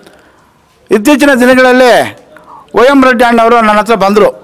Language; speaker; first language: Kannada; native; Kannada